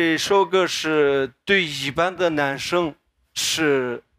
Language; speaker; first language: Chinese; native; Chinese